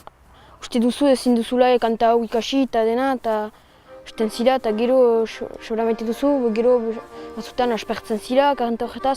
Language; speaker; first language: Basque; non-native, local second language; French